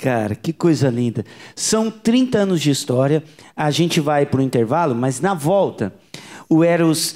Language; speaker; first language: Portuguese; native; Portuguese